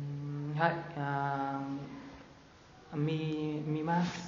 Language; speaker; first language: Japanese; non-native, learner; Vietnamese